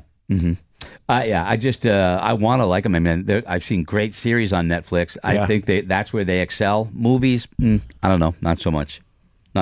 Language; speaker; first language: English; native; English